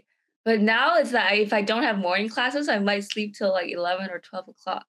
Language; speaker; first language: English; non-native, local second language; Chinese